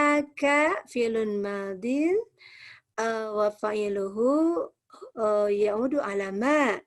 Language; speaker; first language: Arabic; non-native, learner; Indonesian